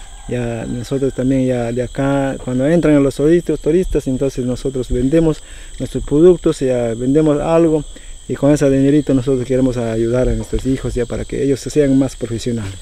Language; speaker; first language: Spanish; non-native, local second language; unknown